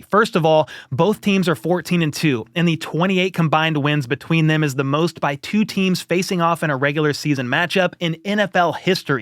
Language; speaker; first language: English; native; English